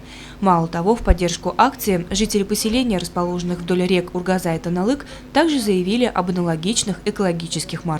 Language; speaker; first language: Russian; native; Russian